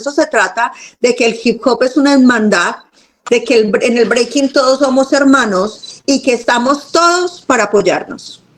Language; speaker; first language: Spanish; native; Spanish